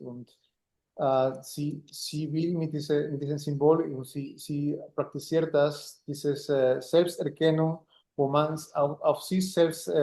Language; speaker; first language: German; non-native, fluent; Spanish